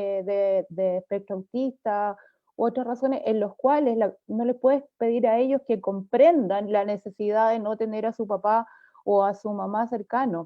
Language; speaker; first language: Spanish; native; Spanish